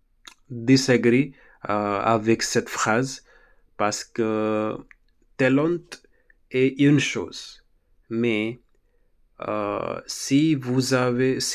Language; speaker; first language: French; non-native, learner; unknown